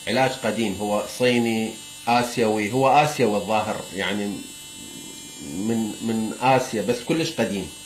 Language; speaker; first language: Arabic; native; Arabic